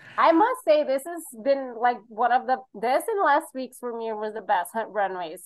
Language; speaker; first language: English; non-native, fluent; Portuguese